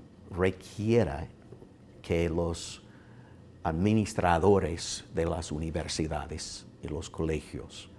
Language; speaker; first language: Spanish; non-native, learner; English